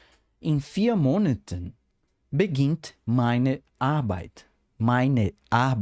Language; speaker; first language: German; non-native, fluent; Portuguese